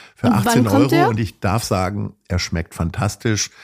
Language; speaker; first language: German; native; German